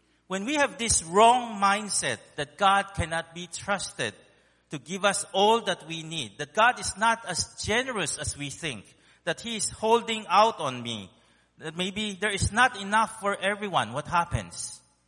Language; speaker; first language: English; non-native, local second language; Min Nan Chinese